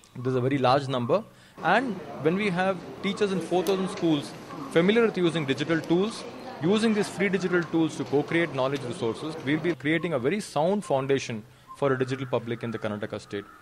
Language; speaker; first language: English; non-native, local second language; Kannada